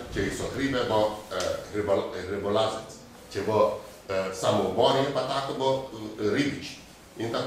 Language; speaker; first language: Slovenian; non-native, fluent; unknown